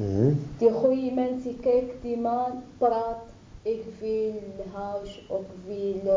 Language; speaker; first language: Dutch; non-native, learner; Arabic